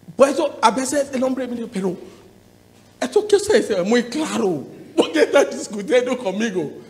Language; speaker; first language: Spanish; non-native, learner; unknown